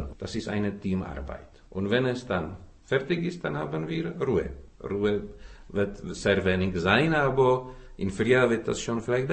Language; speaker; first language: German; non-native, fluent; Czech